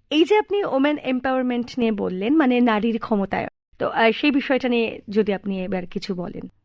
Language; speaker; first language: Bangla; native; Bangla